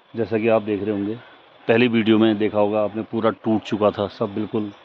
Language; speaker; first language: Hindi; native; Hindi